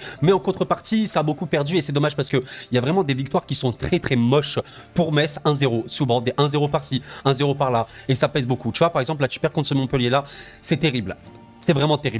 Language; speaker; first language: French; native; French